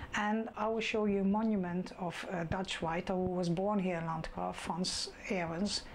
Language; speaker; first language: English; non-native, fluent; Dutch